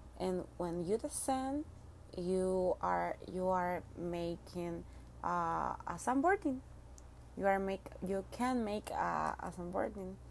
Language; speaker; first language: English; non-native, learner; Spanish